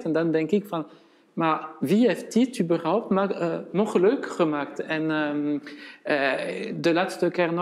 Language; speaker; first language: Dutch; non-native, fluent; French